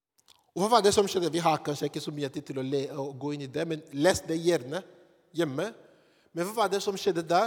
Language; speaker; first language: Norwegian; non-native, fluent; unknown